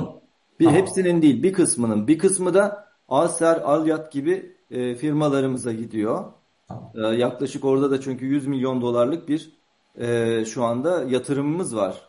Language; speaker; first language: Turkish; native; Turkish